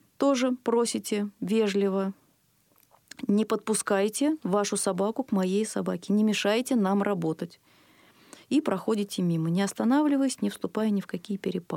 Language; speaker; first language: Russian; native; Russian